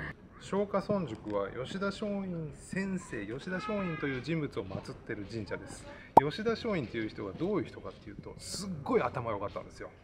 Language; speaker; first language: Japanese; native; Japanese